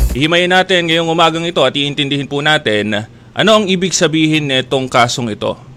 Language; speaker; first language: Filipino; native; Filipino